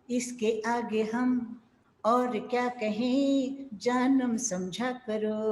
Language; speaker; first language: Hindi; non-native, local second language; Marathi